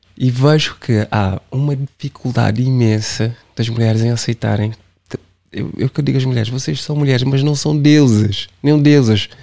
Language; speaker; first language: Portuguese; non-native, local second language; Kabuverdianu